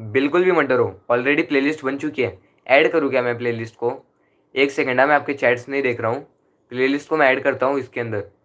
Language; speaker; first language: Hindi; non-native, local second language; Marathi